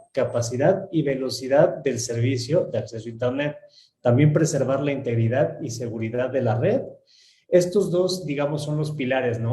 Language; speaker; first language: Spanish; native; Spanish